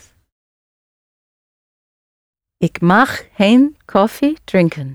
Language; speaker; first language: Dutch; non-native, learner; English